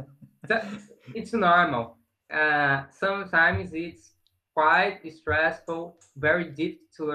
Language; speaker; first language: English; non-native, learner; Portuguese